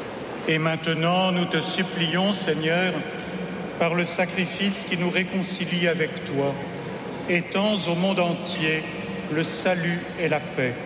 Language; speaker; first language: French; native; French